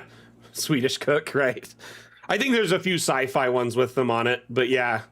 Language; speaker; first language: English; native; English